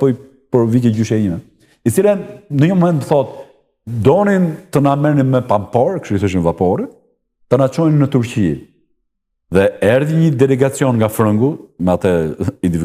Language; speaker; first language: Albanian; native; Albanian